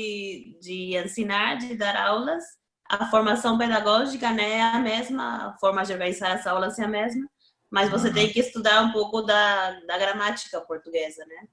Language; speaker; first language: Portuguese; non-native, fluent; Spanish